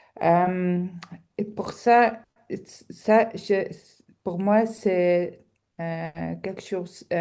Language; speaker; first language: French; non-native, local second language; Dutch